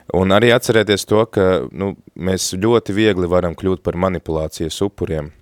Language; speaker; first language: Latvian; native; Latvian